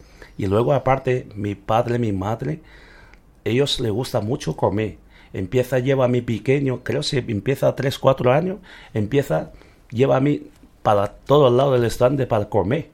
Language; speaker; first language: Spanish; non-native, learner; Chinese